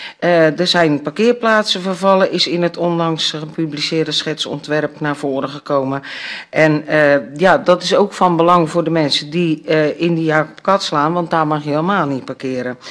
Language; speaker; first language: Dutch; native; Dutch